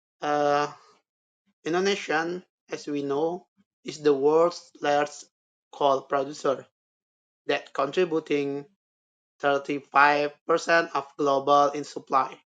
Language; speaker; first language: English; non-native, learner; Indonesian